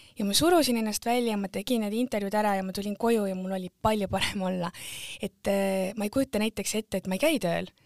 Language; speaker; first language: Estonian; native; Estonian